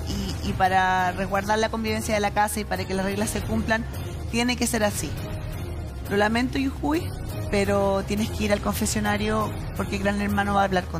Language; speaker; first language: Spanish; native; Spanish